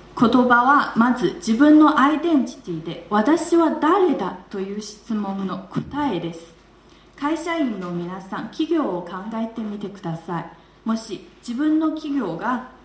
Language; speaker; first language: Japanese; non-native, fluent; Chinese